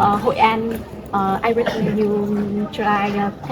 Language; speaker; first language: English; non-native, fluent; Vietnamese